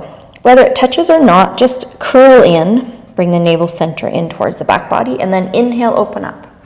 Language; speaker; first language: English; native; English